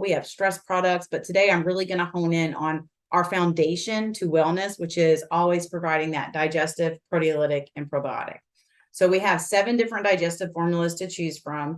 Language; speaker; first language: English; native; English